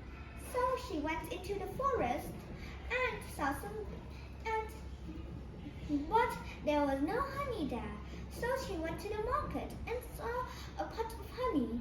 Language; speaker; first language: English; non-native, fluent; Vietnamese